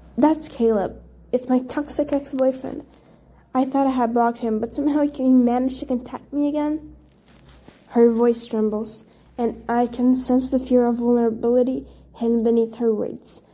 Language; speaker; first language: English; non-native, fluent; Portuguese